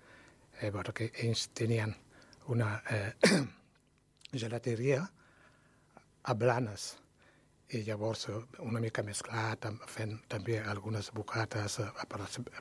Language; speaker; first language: Catalan; non-native, learner; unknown